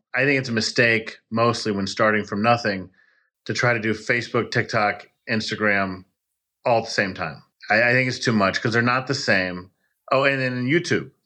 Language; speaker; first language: English; native; English